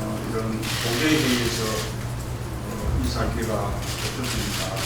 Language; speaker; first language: Korean; native; Korean